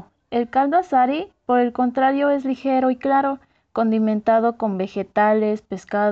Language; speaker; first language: Spanish; native; Spanish